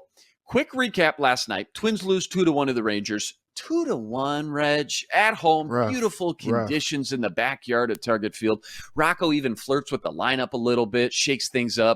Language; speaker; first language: English; native; English